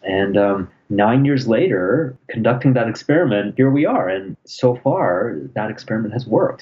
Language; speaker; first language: English; native; English